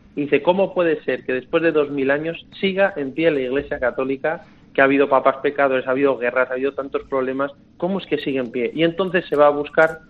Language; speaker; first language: Spanish; native; Spanish